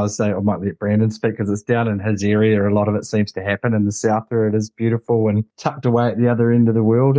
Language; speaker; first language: English; native; English